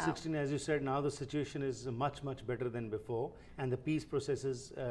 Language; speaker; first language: English; non-native, fluent; Punjabi